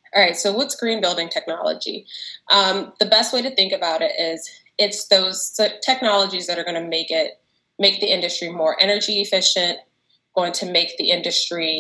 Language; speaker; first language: English; native; English